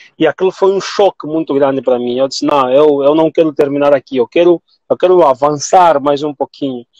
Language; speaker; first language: Portuguese; native; Portuguese